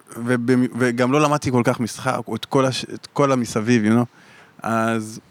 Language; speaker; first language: Hebrew; native; Hebrew